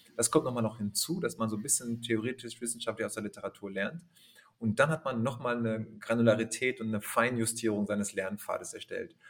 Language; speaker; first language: German; native; German